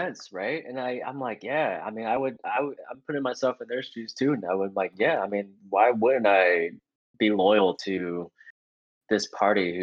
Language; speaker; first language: English; native; English